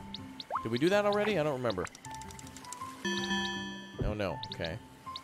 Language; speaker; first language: English; native; English